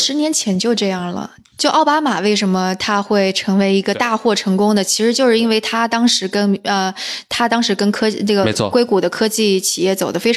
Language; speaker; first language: Chinese; native; Chinese